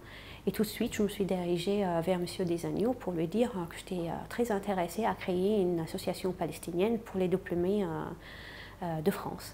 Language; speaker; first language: French; non-native, fluent; Arabic